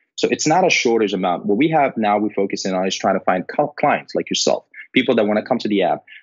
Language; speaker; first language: English; non-native, fluent; Arabic